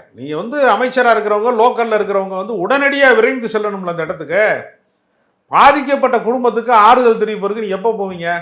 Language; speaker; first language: Tamil; native; Tamil